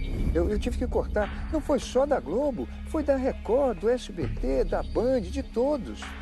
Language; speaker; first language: Portuguese; native; Portuguese